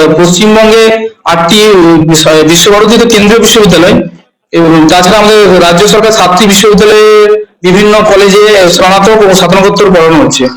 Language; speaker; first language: Bangla; non-native, local second language; Santali